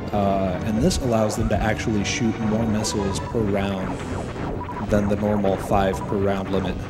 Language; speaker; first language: English; native; English